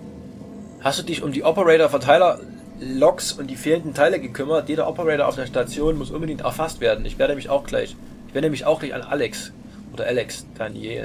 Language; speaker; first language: German; native; German